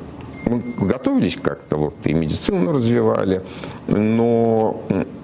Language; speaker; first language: Russian; native; Russian